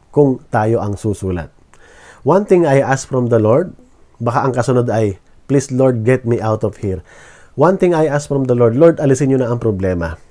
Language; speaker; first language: Filipino; native; Filipino